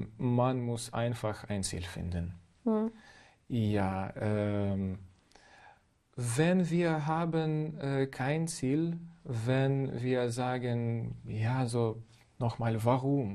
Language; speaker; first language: German; non-native, fluent; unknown